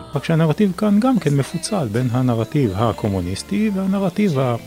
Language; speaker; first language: Hebrew; non-native, fluent; Polish